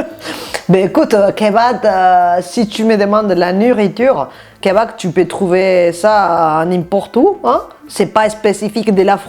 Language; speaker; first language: French; non-native, fluent; Spanish